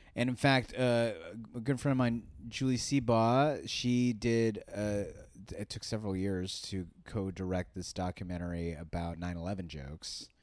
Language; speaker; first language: English; native; English